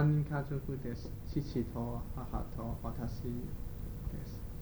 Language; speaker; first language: Japanese; non-native, learner; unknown